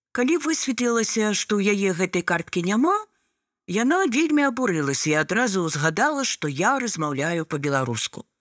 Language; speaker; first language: Belarusian; non-native, local second language; Russian